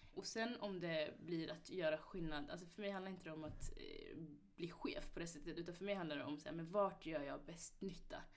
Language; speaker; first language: Swedish; early bilingual, other home language; Somali